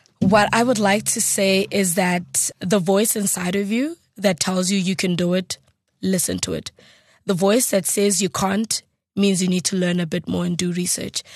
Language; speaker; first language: English; non-native, local second language; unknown